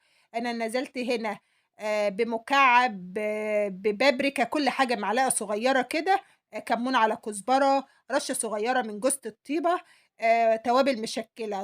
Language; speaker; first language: Arabic; native; Arabic